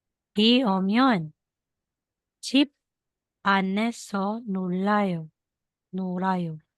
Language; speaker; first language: Korean; non-native, learner; Filipino